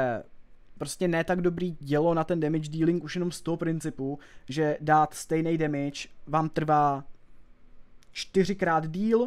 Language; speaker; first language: Czech; native; Czech